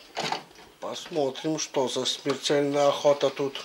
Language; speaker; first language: Russian; native; Russian